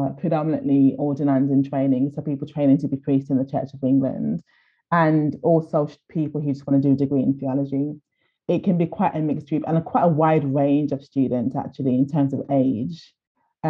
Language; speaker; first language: English; native; English